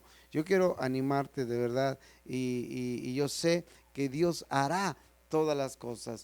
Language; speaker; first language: Spanish; native; Spanish